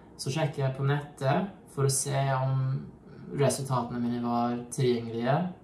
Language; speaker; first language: Norwegian; non-native, fluent; English